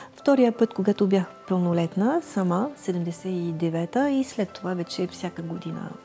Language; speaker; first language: Bulgarian; non-native, fluent; French